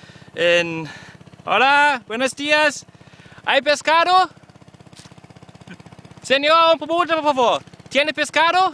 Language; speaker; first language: Spanish; non-native, learner; German